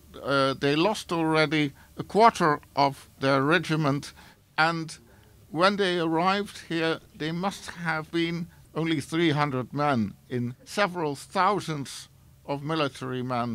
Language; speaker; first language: English; non-native, fluent; Dutch